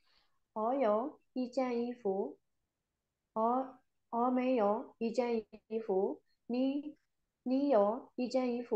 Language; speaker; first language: Chinese; non-native, learner; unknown